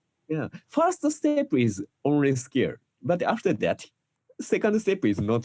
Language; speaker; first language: English; non-native, learner; Japanese